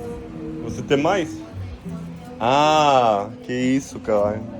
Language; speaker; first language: Portuguese; non-native, learner; German